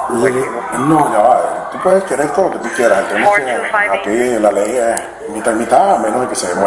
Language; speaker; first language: Spanish; native; Spanish